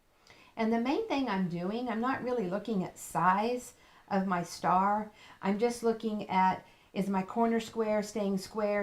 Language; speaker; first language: English; native; English